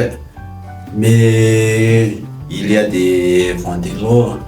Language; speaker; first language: French; non-native, local second language; Malagasy